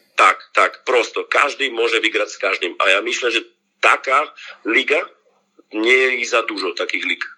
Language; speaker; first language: Polish; non-native, learner; Slovak